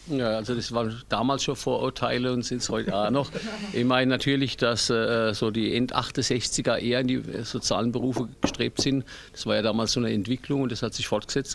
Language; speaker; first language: German; native; German